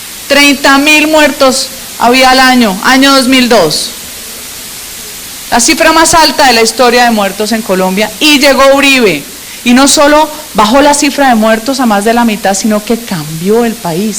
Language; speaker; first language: Spanish; native; Spanish